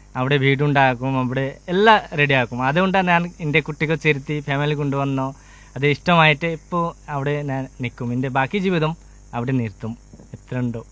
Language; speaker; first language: Malayalam; non-native, local second language; Bangla